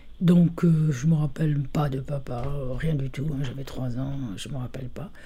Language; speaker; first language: French; early bilingual, other home language; Italian